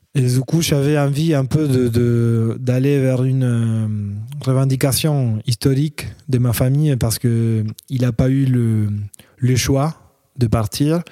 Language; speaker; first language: French; non-native, fluent; Spanish